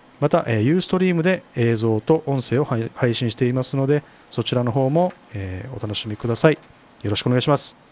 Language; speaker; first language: Japanese; native; Japanese